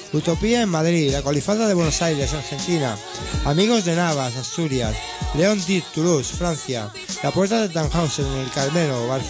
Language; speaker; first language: Spanish; native; Spanish